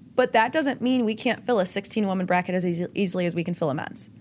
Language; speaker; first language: English; native; English